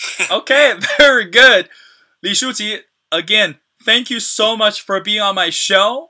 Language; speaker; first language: English; non-native, fluent; Chinese